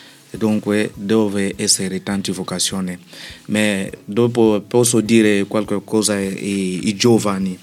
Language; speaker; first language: Italian; non-native, learner; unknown